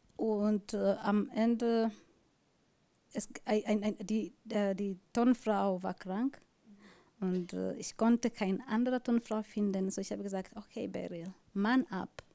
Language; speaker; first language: German; non-native, learner; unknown